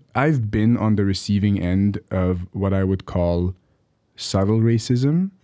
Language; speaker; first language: English; early bilingual, other home language; Arabic